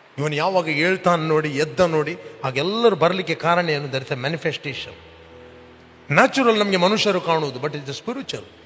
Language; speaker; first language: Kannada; non-native, local second language; Konkani